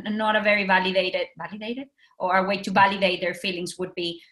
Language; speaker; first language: English; non-native, fluent; Spanish